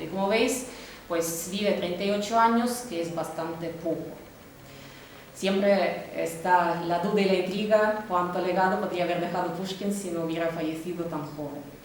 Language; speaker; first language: Spanish; non-native, fluent; Russian